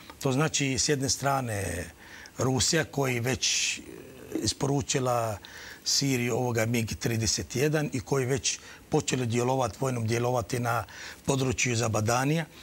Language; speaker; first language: Croatian; non-native, fluent; Arabic